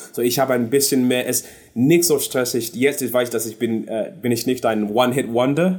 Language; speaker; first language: German; non-native, learner; English